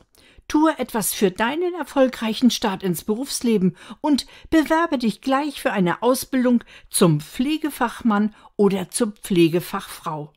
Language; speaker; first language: German; native; German